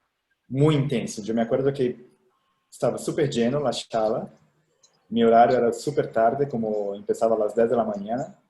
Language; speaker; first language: Spanish; non-native, fluent; Portuguese